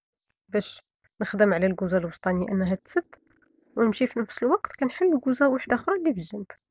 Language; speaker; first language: Arabic; native; Arabic